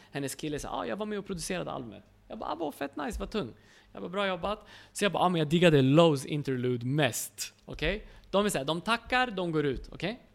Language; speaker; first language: Swedish; early bilingual, other home language; Kurdish